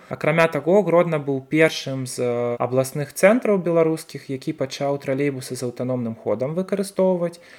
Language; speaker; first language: Belarusian; non-native, local second language; Russian